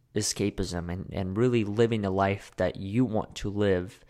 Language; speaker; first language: English; early bilingual, other home language; Russian